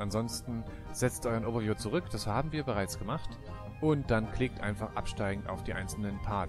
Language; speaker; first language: German; native; German